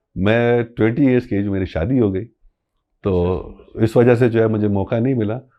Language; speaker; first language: Urdu; non-native, local second language; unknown